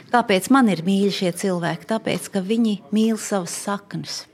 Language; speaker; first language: Latvian; native; Latvian